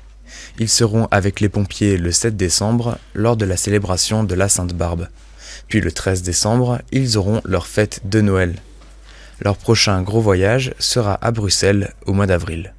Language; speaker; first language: French; native; French